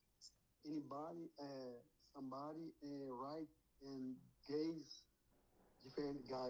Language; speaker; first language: English; non-native, learner; Portuguese